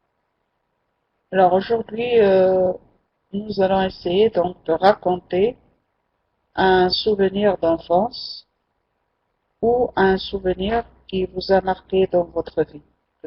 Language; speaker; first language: French; non-native, local second language; Arabic